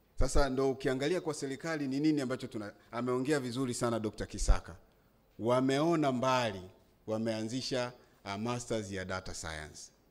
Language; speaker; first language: Swahili; native; Swahili